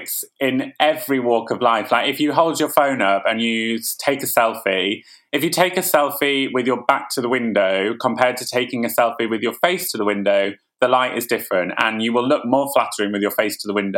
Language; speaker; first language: English; native; English